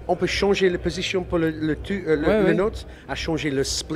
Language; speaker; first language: French; non-native, learner; English